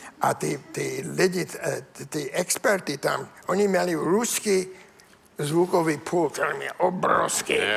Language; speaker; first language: Czech; non-native, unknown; English